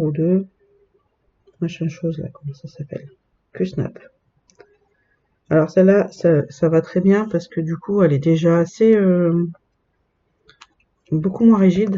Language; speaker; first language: French; native; French